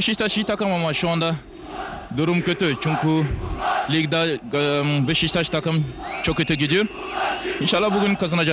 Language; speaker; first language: Turkish; non-native, learner; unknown